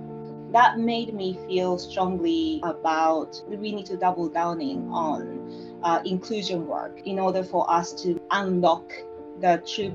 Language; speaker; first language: English; non-native, fluent; Japanese